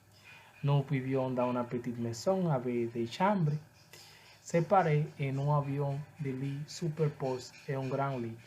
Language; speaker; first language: French; non-native, learner; Spanish